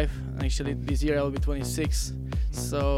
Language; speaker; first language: English; non-native, learner; Slovak